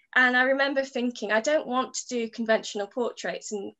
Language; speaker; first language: English; native; English